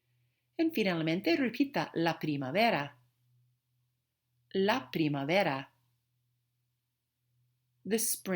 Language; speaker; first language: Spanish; non-native, fluent; English